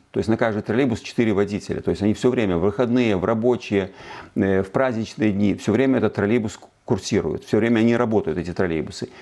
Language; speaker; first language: Russian; native; Russian